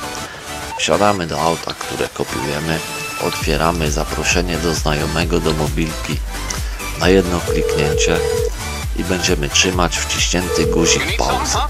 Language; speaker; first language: Polish; native; Polish